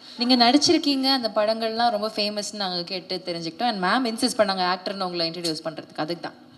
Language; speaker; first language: Tamil; native; Tamil